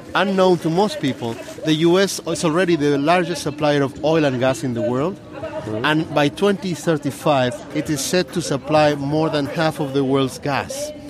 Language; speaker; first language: English; non-native, fluent; Spanish